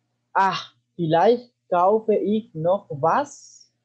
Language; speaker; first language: German; non-native, fluent; Spanish